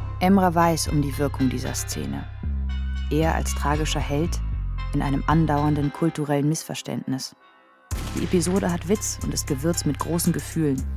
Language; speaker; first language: German; native; German